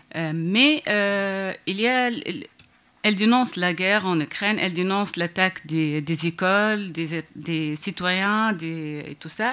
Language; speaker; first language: French; non-native, local second language; Arabic